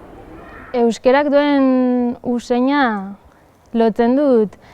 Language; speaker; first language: Basque; native; Basque